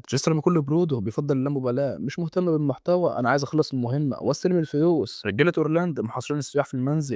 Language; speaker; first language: Arabic; native; Arabic